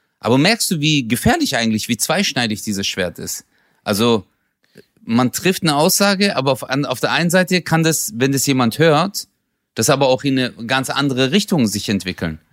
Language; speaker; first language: German; early bilingual, other home language; Turkish